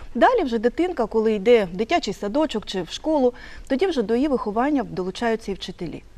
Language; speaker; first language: Ukrainian; native; Ukrainian